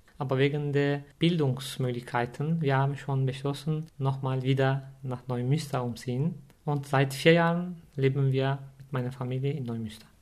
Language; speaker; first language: German; non-native, fluent; Turkish